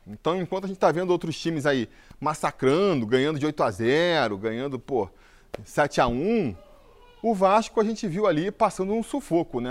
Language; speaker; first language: Portuguese; native; Portuguese